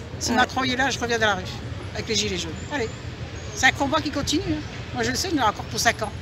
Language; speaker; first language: French; native; French